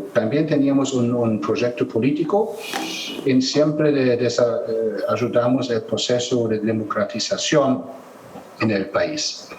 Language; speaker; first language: Spanish; non-native, fluent; German